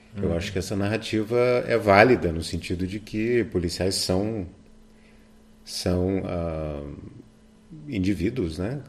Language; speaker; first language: Portuguese; native; Portuguese